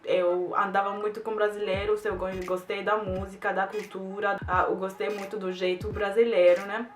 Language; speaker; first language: Portuguese; non-native, fluent; German